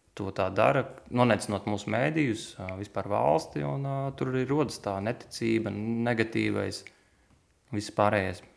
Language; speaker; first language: Latvian; native; Latvian